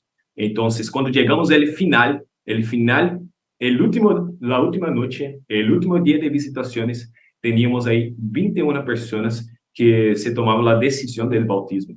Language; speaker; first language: Spanish; non-native, learner; Portuguese